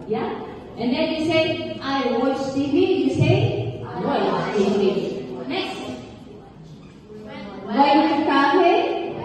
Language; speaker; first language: English; non-native, learner; Indonesian